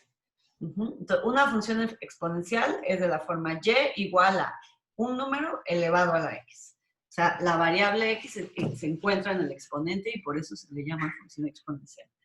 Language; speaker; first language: Spanish; native; Spanish